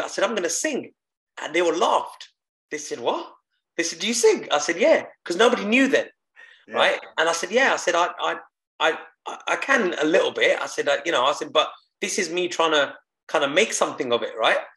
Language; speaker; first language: English; non-native, local second language; Punjabi